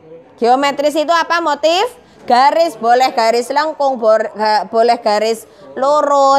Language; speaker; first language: Indonesian; non-native, local second language; Javanese